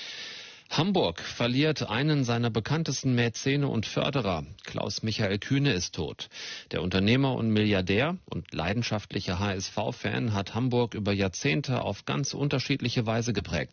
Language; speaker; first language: German; native; German